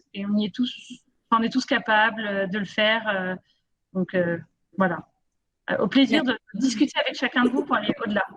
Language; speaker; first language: French; native; French